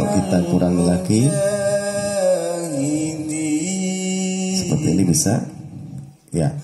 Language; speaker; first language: Indonesian; native; Indonesian